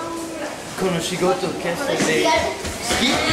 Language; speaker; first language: Japanese; non-native, learner; French